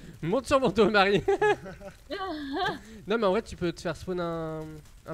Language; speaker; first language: French; native; French